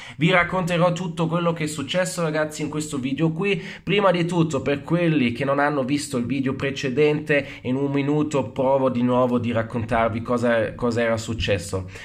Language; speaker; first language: Italian; non-native, fluent; German